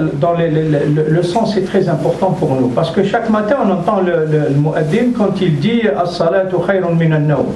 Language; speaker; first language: French; non-native, local second language; Arabic